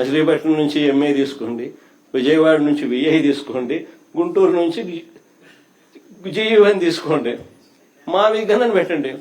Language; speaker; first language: Telugu; native; Telugu